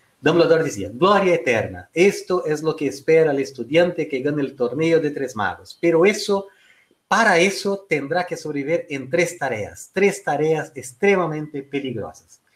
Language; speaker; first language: Spanish; non-native, fluent; Portuguese